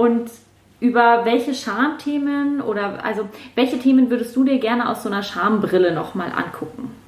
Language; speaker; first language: German; native; German